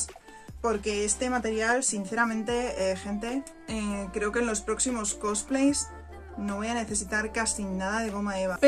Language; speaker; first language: Spanish; native; Spanish